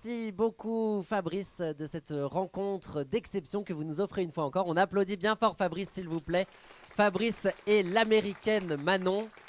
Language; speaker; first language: French; native; French